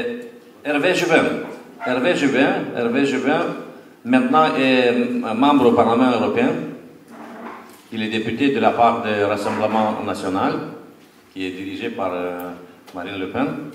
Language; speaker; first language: French; non-native, fluent; Romanian